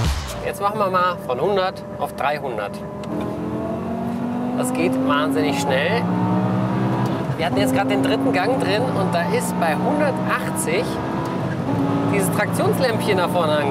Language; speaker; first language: German; native; German